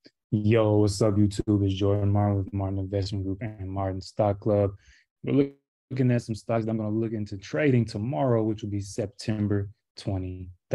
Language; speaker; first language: English; native; English